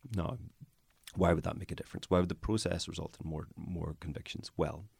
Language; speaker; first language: English; native; English